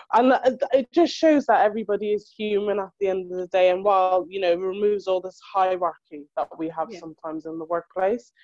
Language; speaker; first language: English; native; English